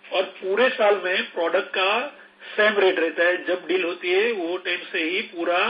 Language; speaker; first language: Hindi; non-native, local second language; Gujarati